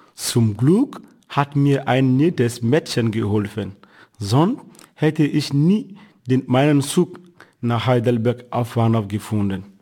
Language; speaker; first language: German; non-native, fluent; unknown